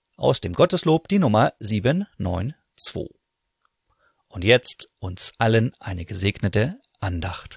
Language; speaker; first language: German; native; German